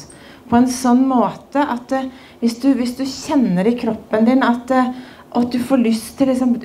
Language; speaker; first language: Norwegian; native; Norwegian